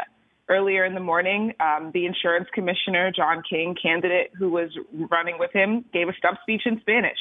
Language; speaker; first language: English; native; English